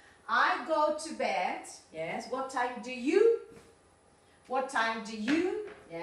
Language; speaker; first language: English; non-native, fluent; Spanish